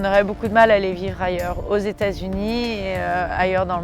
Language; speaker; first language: French; native; French